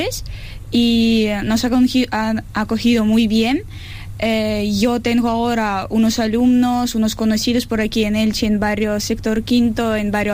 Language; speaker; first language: Spanish; non-native, fluent; Ukrainian